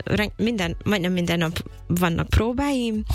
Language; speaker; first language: Hungarian; non-native, fluent; English